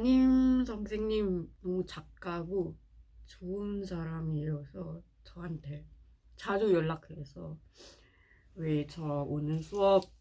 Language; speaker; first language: Korean; non-native, learner; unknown